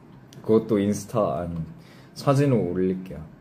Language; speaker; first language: Korean; early bilingual, heritage; English